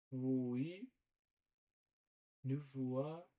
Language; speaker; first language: French; non-native, learner; Portuguese